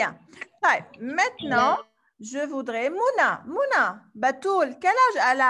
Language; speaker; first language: French; non-native, fluent; Arabic